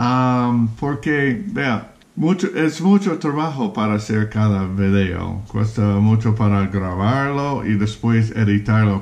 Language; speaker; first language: Spanish; non-native, learner; English